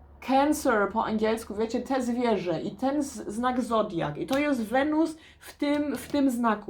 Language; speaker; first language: Polish; early bilingual, heritage; Polish